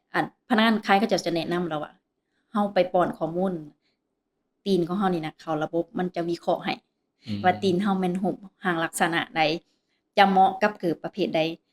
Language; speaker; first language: Lao; native; Lao